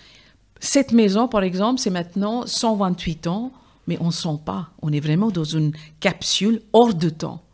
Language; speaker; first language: French; non-native, fluent; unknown